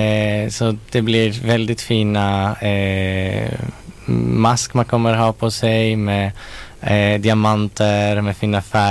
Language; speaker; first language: Swedish; non-native, local second language; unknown